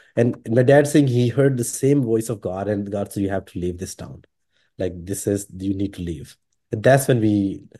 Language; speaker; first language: English; non-native, local second language; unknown